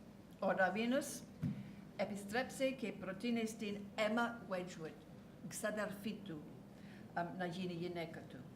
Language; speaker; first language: Greek; non-native, learner; English